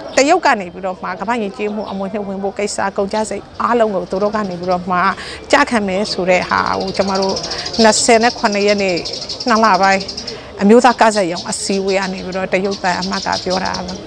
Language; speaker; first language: Burmese; native; Burmese